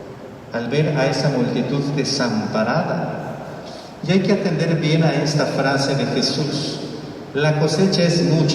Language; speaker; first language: Spanish; native; Spanish